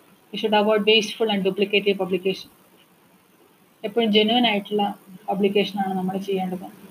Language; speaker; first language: English; non-native, local second language; Malayalam